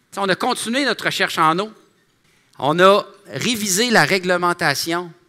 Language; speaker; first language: French; native; French